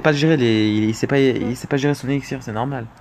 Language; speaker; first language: French; native; French